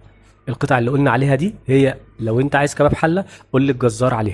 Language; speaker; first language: Arabic; native; Arabic